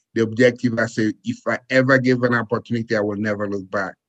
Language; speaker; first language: English; non-native, fluent; Haitian Creole